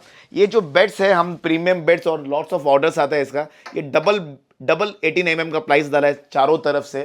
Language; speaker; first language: Hindi; non-native, local second language; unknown